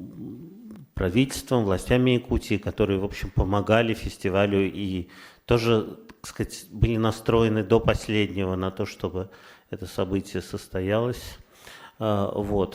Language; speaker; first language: Russian; native; Russian